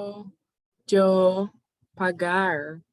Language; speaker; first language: Spanish; non-native, learner; English